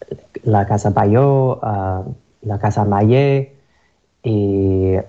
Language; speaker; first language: Catalan; non-native, learner; English